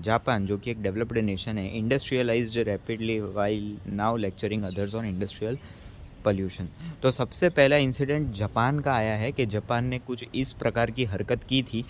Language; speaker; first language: Hindi; native; Hindi